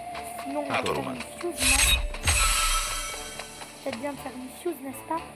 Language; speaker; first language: French; native; French